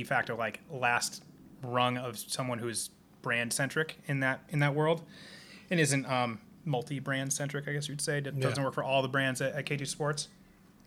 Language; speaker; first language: English; native; English